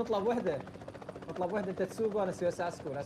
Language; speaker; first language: Arabic; native; Arabic